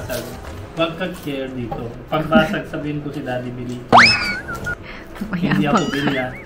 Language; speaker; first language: Filipino; non-native, learner; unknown